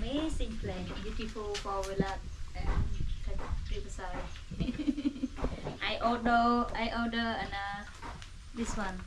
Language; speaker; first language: English; non-native, local second language; Khmer